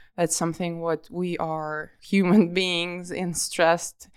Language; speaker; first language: English; non-native, fluent; Russian